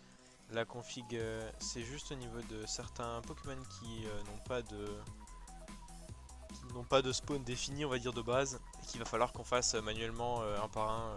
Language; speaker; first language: French; native; French